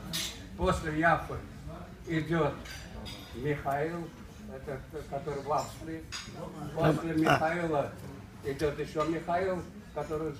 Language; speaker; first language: Russian; non-native, local second language; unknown